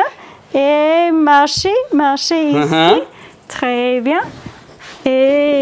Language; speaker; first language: French; non-native, learner; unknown